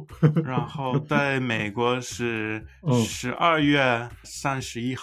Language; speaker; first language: Chinese; early bilingual, heritage; Chinese